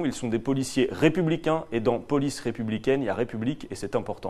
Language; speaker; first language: French; native; French